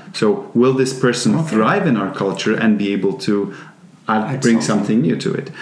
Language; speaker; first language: English; non-native, fluent; Polish